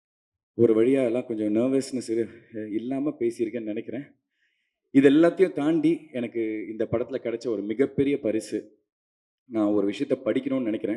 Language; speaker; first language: Tamil; native; Tamil